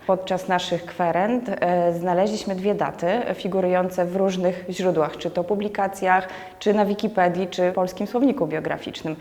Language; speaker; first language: Polish; native; Polish